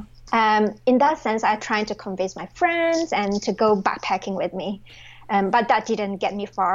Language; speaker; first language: English; non-native, local second language; Chinese